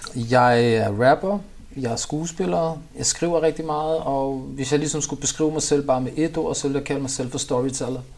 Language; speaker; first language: Danish; early bilingual, other home language; Urdu